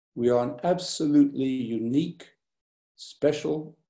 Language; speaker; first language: English; native; English